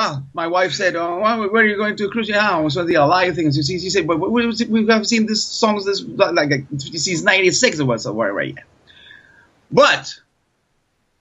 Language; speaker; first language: English; non-native, learner; Spanish